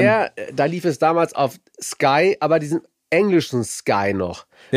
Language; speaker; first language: German; native; German